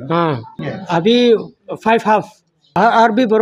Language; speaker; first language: Hindi; non-native, local second language; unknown